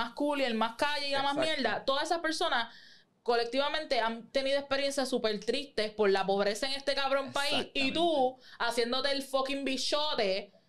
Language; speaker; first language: Spanish; native; Spanish